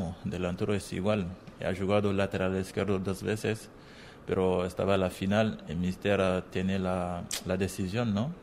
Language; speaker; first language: Spanish; non-native, learner; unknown